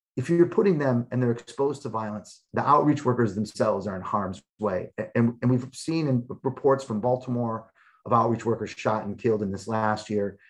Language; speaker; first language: English; native; English